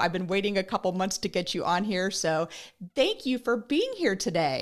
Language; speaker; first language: English; native; English